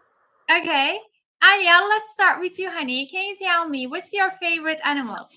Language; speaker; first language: English; non-native, fluent; Turkish